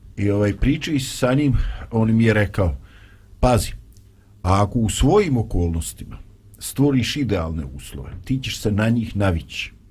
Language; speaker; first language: Bosnian; native; Bosnian